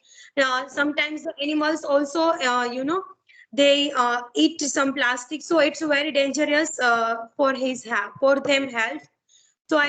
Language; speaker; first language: English; non-native, learner; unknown